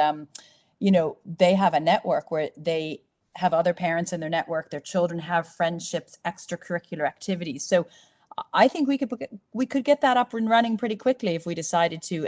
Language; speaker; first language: English; native; English